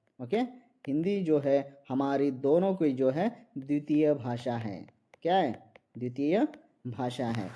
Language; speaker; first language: Hindi; non-native, local second language; Marathi